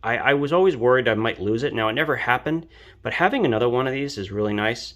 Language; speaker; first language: English; native; English